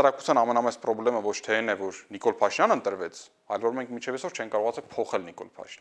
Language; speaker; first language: Armenian; native; Armenian